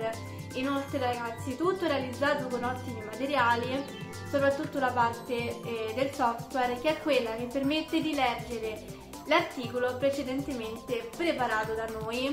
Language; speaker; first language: Italian; native; Italian